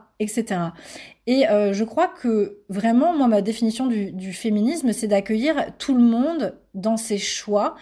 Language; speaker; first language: French; native; French